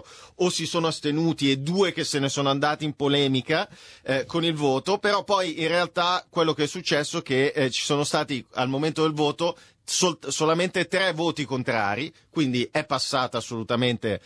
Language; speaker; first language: Italian; native; Italian